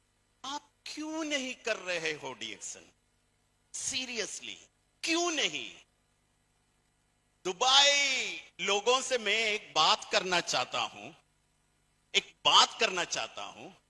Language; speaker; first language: Hindi; non-native, fluent; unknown